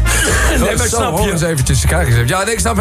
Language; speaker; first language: Dutch; native; Dutch